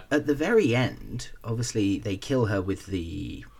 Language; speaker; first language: English; native; English